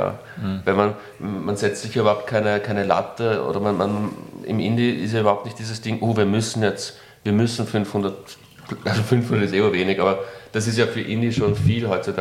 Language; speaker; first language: German; native; German